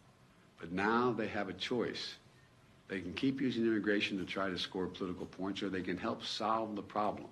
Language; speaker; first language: English; native; English